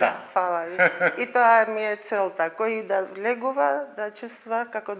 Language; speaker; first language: Macedonian; non-native, fluent; Armenian